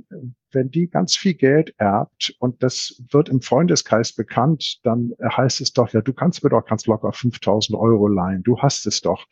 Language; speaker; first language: German; native; German